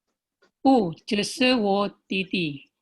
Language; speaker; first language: Chinese; non-native, learner; Indonesian